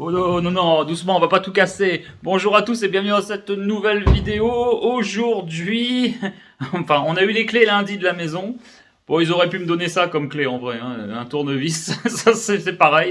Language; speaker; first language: French; native; French